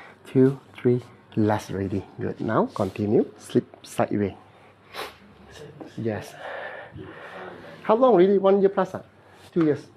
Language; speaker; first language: English; non-native, local second language; Cantonese